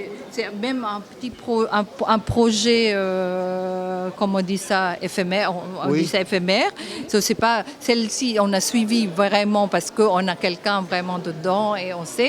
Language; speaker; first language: French; non-native, fluent; Japanese